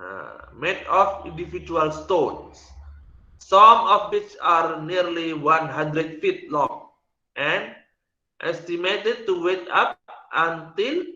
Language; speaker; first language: English; non-native, learner; Indonesian